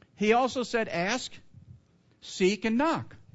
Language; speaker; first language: English; native; English